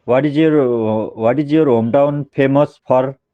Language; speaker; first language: English; non-native, learner; Nepali